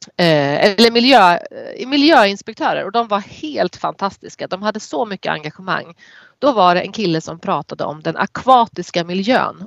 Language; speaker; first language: Swedish; native; Swedish